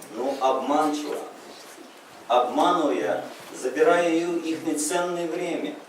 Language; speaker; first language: Russian; non-native, local second language; Uzbek